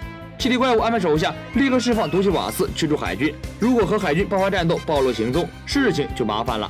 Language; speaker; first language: Chinese; native; Chinese